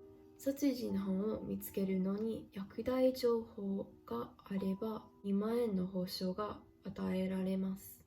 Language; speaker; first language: Japanese; non-native, learner; English